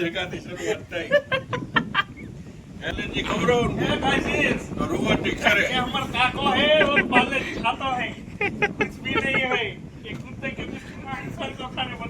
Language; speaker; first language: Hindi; non-native, local second language; Gujarati